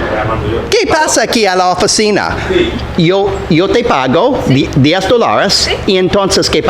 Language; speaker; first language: Spanish; non-native, learner; English